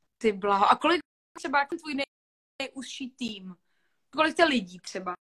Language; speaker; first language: Czech; non-native, local second language; Polish